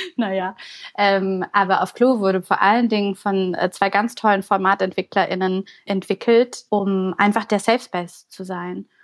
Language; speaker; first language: German; early bilingual, other home language; Bulgarian